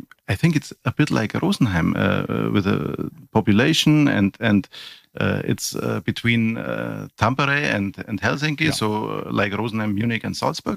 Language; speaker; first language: English; non-native, fluent; German